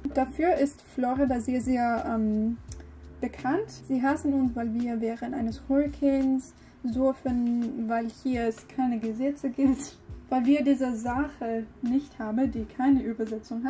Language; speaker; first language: German; non-native, learner; English